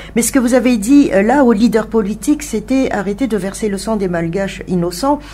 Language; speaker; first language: French; non-native, local second language; Malagasy